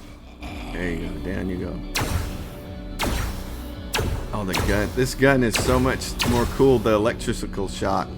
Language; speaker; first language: English; native; English